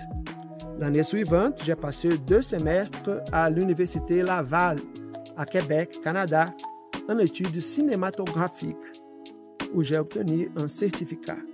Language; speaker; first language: French; non-native, fluent; Portuguese